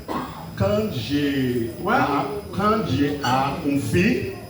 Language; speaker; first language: French; non-native, learner; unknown